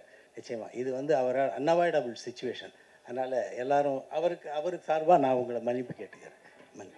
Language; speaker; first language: Tamil; native; Tamil